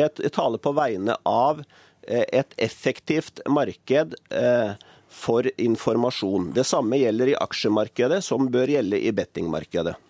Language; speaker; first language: Norwegian; native; Norwegian